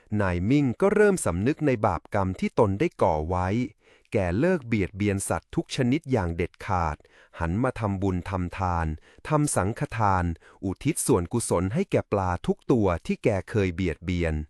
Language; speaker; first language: Thai; native; Thai